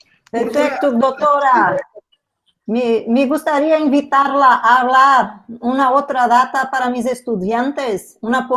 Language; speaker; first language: Spanish; non-native, learner; Portuguese